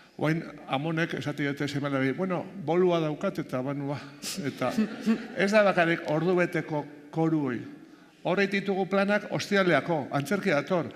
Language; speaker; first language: Basque; native; Basque